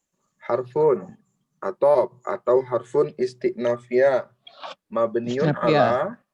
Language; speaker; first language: Arabic; non-native, fluent; Indonesian